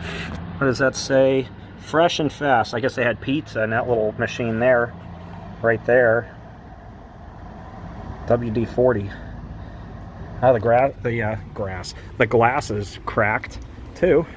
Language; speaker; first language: English; native; English